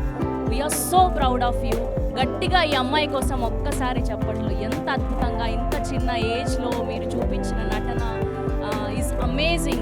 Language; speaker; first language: Telugu; native; Telugu